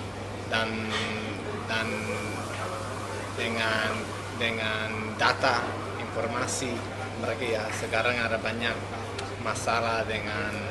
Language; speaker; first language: Indonesian; non-native, learner; English